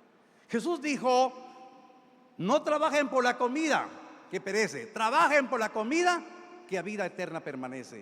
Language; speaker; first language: Spanish; native; Spanish